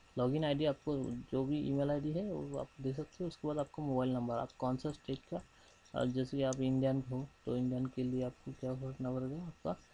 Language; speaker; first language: Hindi; non-native, local second language; Bangla